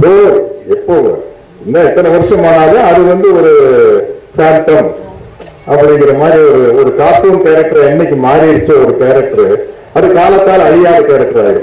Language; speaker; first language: Tamil; native; Tamil